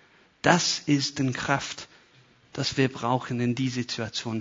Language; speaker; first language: German; non-native, fluent; English